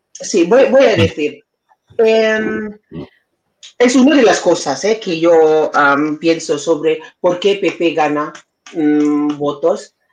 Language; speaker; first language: Spanish; non-native, fluent; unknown